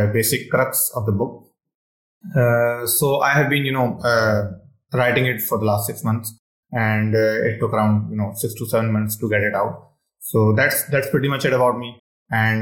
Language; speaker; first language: English; non-native, local second language; Urdu